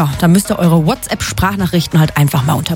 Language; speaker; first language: German; native; German